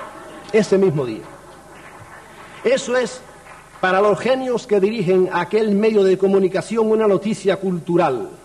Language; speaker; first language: Spanish; native; Spanish